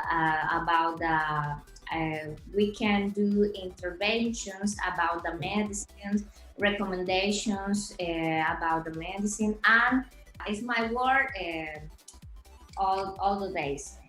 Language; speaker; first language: English; non-native, learner; Spanish